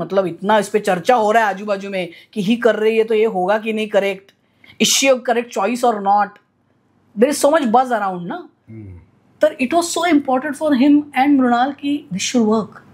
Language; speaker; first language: Hindi; non-native, local second language; Marathi